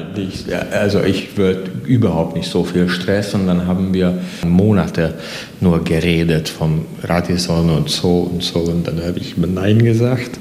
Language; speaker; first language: German; non-native, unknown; Hungarian